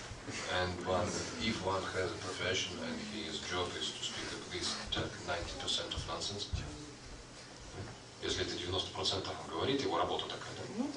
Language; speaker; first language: Russian; native; Russian